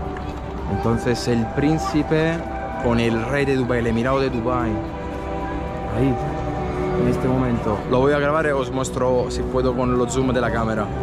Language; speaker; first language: Spanish; non-native, fluent; Italian